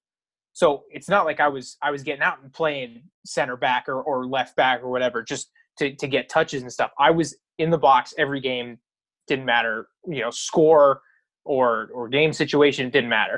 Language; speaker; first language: English; native; English